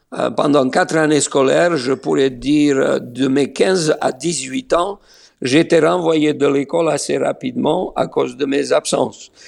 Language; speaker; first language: French; non-native, fluent; Serbian